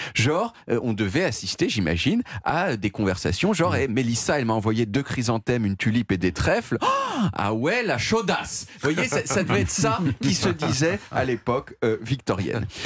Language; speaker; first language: French; native; French